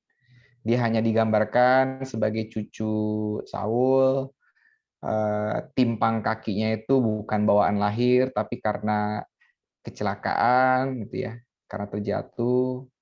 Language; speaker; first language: Indonesian; native; Indonesian